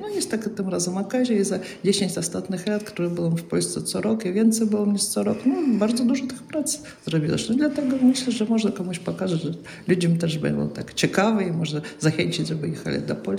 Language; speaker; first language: Polish; non-native, fluent; Russian